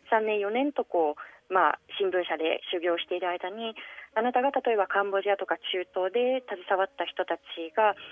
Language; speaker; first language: Japanese; native; Japanese